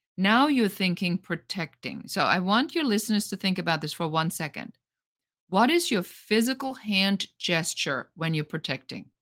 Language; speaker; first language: English; non-native, fluent; German